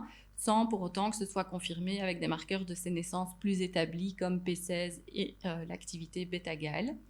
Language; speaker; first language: French; native; French